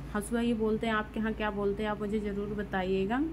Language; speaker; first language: Hindi; native; Hindi